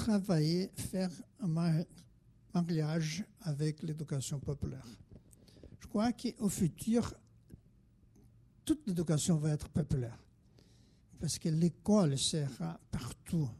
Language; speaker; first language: French; non-native, fluent; Portuguese